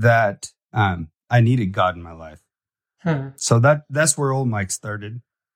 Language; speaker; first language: English; native; English